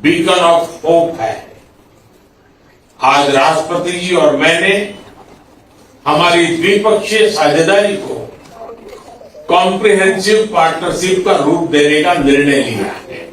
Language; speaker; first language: Hindi; non-native, local second language; Gujarati